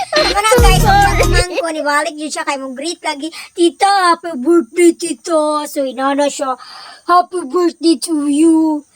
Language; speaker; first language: Cebuano; native; Cebuano